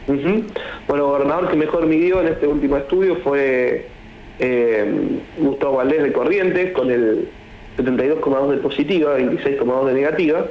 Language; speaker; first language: Spanish; native; Spanish